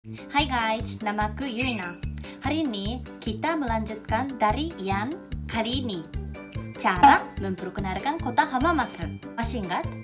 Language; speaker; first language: Indonesian; non-native, fluent; Japanese